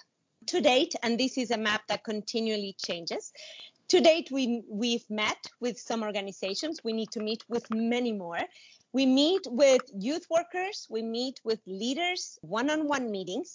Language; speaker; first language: English; non-native, fluent; Spanish